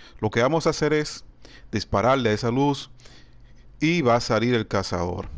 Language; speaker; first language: Spanish; native; Spanish